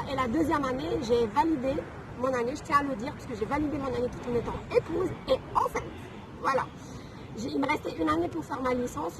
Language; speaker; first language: French; non-native, local second language; Kabyle